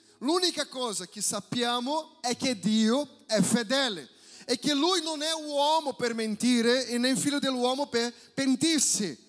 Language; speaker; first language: Italian; non-native, fluent; Portuguese